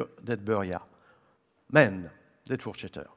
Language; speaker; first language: Swedish; non-native, learner; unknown